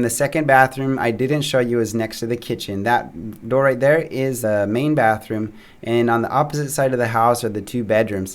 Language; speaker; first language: English; native; English